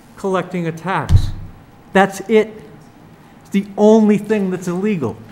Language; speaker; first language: English; native; English